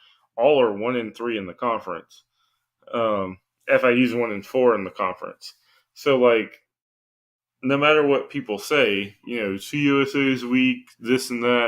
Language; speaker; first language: English; native; English